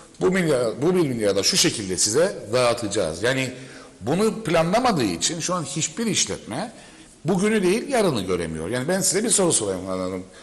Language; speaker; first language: Turkish; native; Turkish